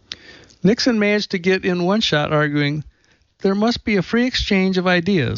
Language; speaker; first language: English; native; English